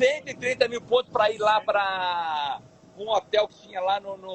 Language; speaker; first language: Portuguese; native; Portuguese